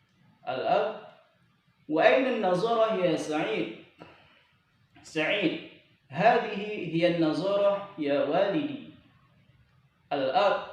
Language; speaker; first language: Arabic; non-native, fluent; Indonesian